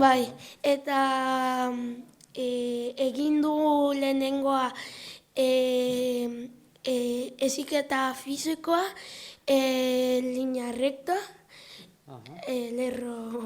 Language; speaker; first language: Basque; non-native, local second language; Spanish